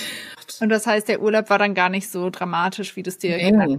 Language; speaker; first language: German; native; German